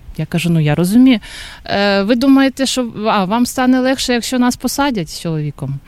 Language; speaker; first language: Ukrainian; native; Ukrainian